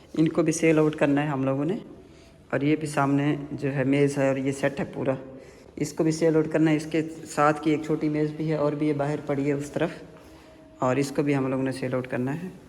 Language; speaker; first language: Urdu; non-native, local second language; Punjabi